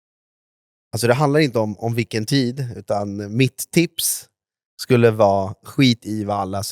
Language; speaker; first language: Swedish; native; Swedish